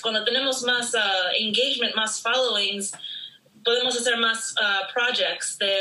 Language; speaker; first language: Spanish; early bilingual, heritage; Spanish